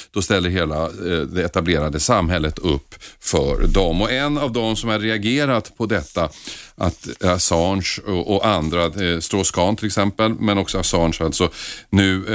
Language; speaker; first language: Swedish; native; Swedish